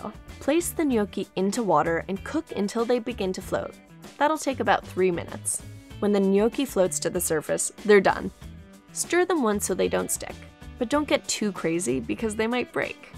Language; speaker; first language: English; native; English